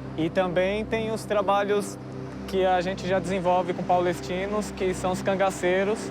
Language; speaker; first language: Portuguese; native; Portuguese